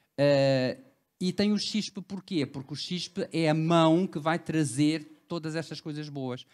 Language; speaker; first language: Portuguese; early bilingual, other home language; Cantonese